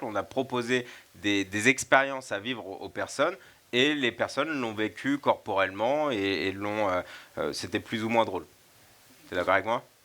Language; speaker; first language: French; native; French